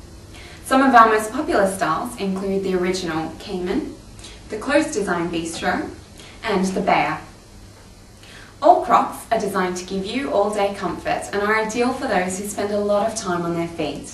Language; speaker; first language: English; native; English